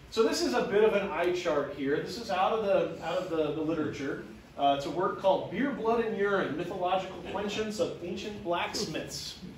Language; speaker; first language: English; native; English